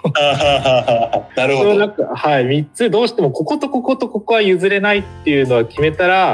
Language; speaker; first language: Japanese; native; Japanese